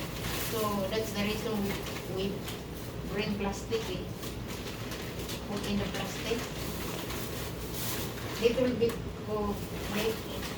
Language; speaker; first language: English; non-native, learner; Filipino